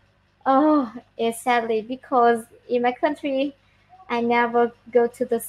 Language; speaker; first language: English; non-native, learner; Vietnamese